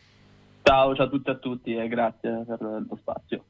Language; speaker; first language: Italian; native; Italian